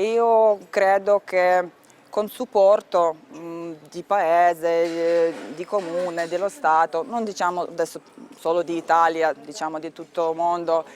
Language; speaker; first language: Italian; non-native, learner; Ukrainian